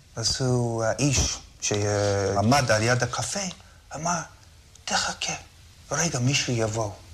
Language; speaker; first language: Hebrew; non-native, fluent; English